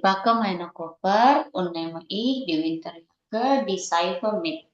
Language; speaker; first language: German; non-native, learner; Indonesian